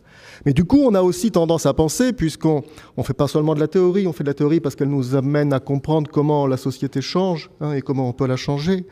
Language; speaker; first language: French; native; French